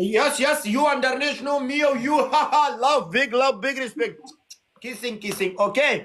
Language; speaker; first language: English; non-native, learner; Pashto